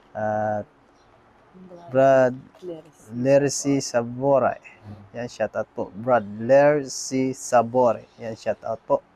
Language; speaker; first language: Filipino; native; Filipino